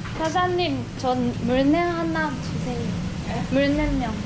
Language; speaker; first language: Korean; non-native, fluent; Japanese